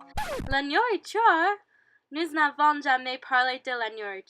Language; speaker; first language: French; non-native, learner; English